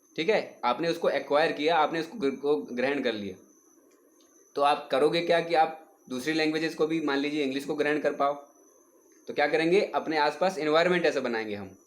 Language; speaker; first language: Hindi; native; Hindi